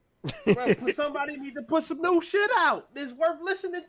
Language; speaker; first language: English; native; English